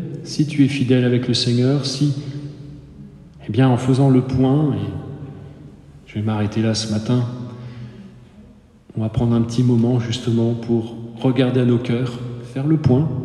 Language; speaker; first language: French; native; French